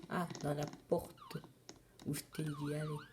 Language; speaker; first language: French; native; French